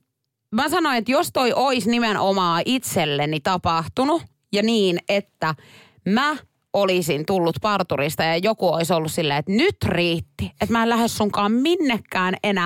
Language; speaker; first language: Finnish; native; Finnish